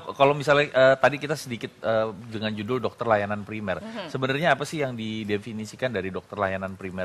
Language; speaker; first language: Indonesian; native; Indonesian